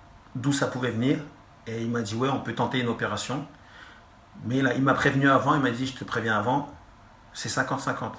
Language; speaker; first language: French; native; French